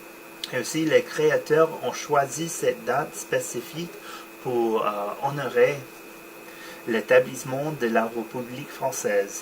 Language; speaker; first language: French; non-native, learner; English